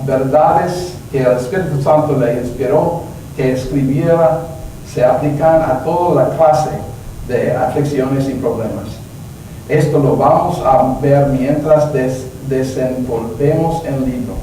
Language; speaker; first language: Spanish; non-native, learner; English